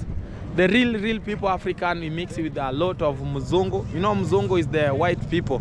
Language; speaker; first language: English; non-native, learner; Swahili